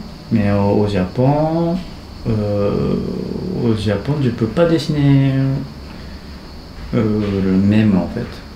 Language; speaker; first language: French; non-native, fluent; Japanese